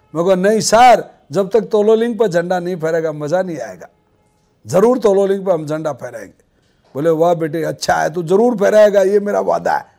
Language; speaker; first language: Hindi; native; Hindi